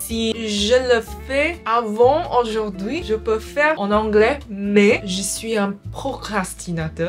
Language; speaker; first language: French; non-native, learner; English